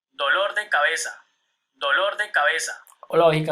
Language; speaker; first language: Spanish; native; Spanish